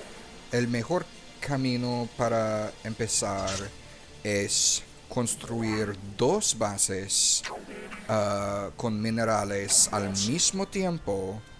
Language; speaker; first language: Spanish; non-native, learner; English